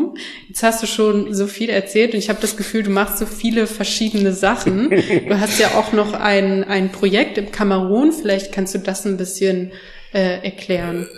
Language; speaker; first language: German; native; German